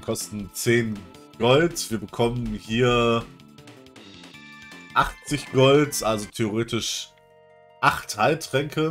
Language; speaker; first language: German; native; German